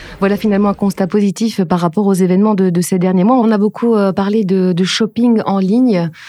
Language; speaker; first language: French; native; French